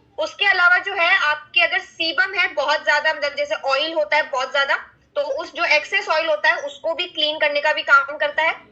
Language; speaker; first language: Hindi; native; Hindi